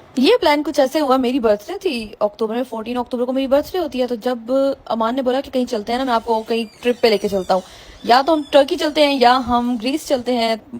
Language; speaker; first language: Urdu; native; Urdu